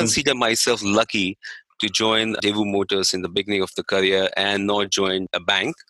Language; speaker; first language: English; non-native, local second language; Hindi